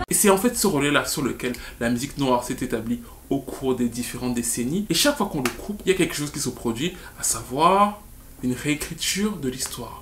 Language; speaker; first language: French; native; French